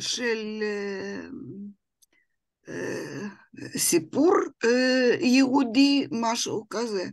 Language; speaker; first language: Hebrew; non-native, fluent; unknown